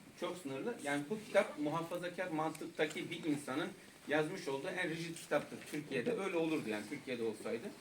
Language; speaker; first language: Turkish; non-native, local second language; Kurdish